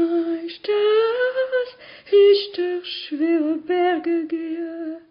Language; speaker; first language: German; non-native, learner; French